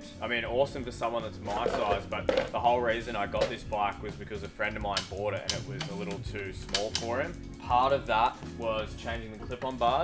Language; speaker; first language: English; native; English